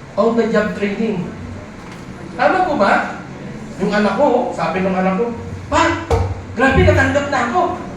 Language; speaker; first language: Filipino; non-native, local second language; Bikol